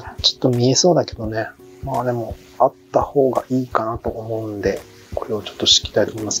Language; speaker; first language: Japanese; native; Japanese